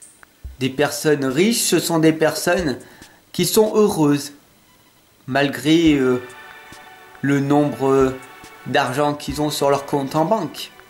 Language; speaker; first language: French; native; French